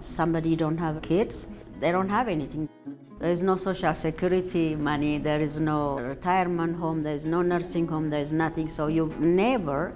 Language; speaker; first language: English; non-native, fluent; Amharic